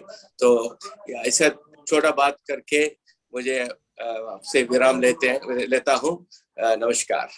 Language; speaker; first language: Hindi; non-native, local second language; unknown